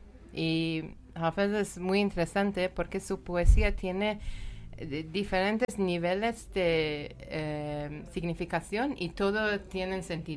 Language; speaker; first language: Spanish; non-native, fluent; Persian